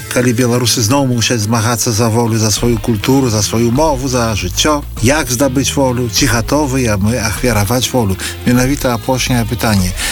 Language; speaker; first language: Belarusian; native; Belarusian